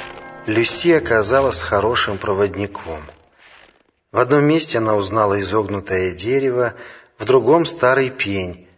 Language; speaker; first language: Russian; native; Russian